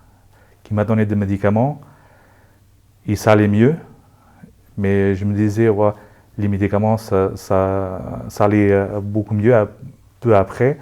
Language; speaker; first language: French; non-native, local second language; Luxembourgish